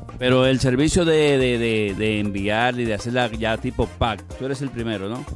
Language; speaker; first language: Spanish; native; Spanish